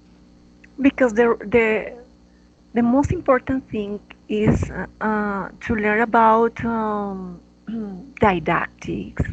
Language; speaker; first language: English; non-native, learner; Spanish